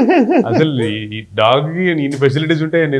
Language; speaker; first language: Telugu; native; Telugu